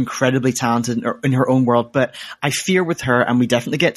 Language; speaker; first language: English; native; English